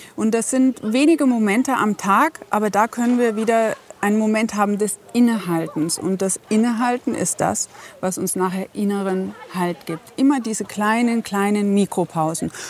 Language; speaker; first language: German; native; German